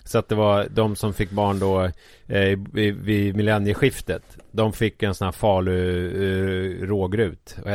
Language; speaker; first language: Swedish; native; Swedish